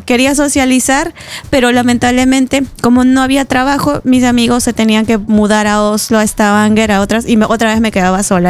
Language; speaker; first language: Spanish; native; Spanish